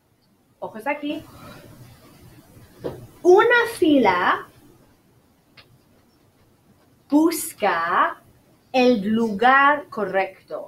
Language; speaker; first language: Spanish; non-native, fluent; English